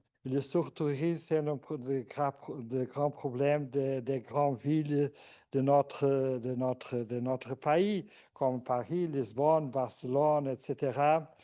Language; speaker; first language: French; non-native, fluent; Portuguese